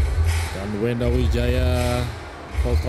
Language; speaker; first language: Indonesian; native; Indonesian